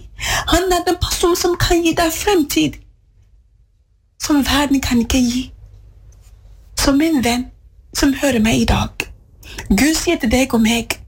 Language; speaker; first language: Swedish; non-native, fluent; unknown